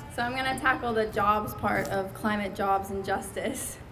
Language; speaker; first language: English; native; English